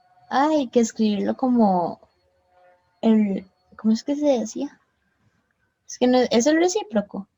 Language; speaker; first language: Spanish; native; Spanish